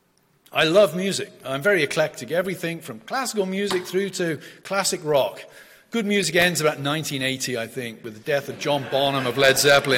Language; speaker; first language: English; native; English